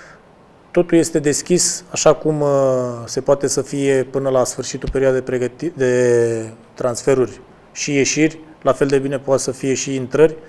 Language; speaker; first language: Romanian; native; Romanian